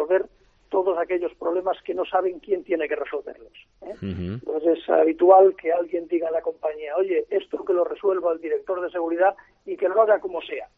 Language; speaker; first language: Spanish; native; Spanish